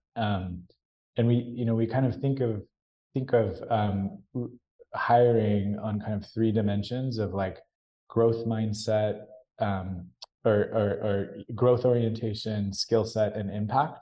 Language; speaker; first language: English; native; English